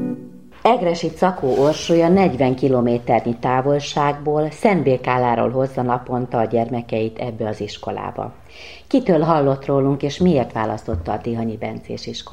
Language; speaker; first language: Hungarian; native; Hungarian